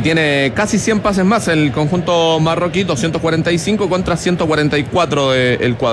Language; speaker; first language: Spanish; native; Spanish